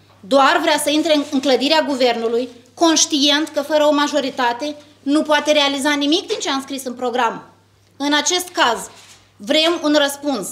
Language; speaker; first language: Romanian; native; Romanian